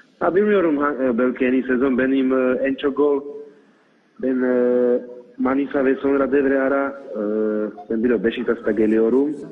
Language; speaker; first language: Turkish; non-native, learner; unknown